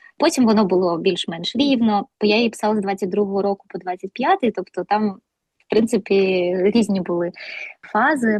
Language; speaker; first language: Ukrainian; non-native, local second language; Russian